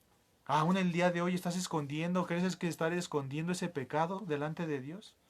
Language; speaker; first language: Spanish; native; Spanish